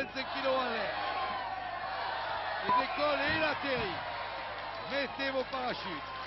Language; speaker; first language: French; native; French